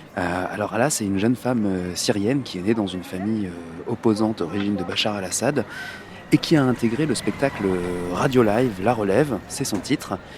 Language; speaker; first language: French; native; French